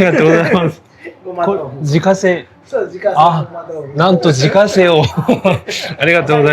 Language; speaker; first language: Japanese; non-native, fluent; Korean